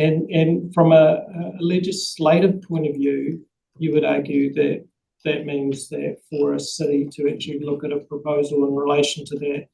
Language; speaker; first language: English; native; English